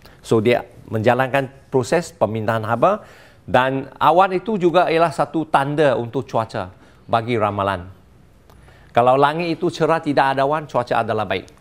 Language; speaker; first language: Malay; non-native, local second language; Chinese